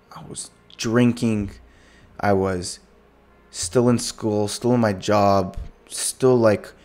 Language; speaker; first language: English; native; English